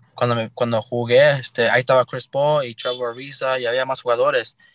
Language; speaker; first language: Spanish; early bilingual, heritage; Spanish